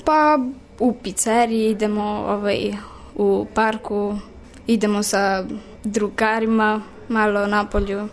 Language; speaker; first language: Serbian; early bilingual, heritage; Serbian